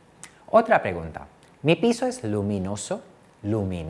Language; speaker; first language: Spanish; non-native, fluent; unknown